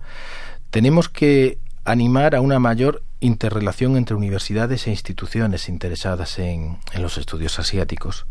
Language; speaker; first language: Spanish; native; Spanish